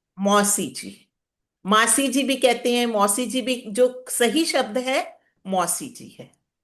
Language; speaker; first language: Hindi; native; Hindi